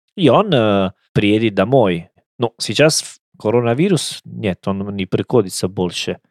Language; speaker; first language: Russian; non-native, learner; Italian